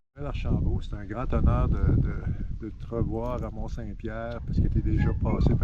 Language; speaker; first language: French; native; French